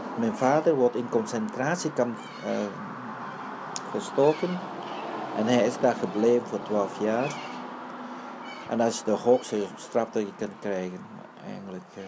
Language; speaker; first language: Dutch; early bilingual, other home language; Vietnamese